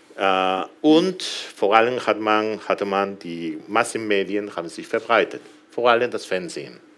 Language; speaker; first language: German; non-native, fluent; Spanish